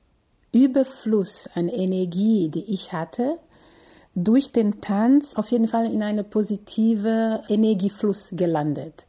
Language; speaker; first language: German; non-native, fluent; Portuguese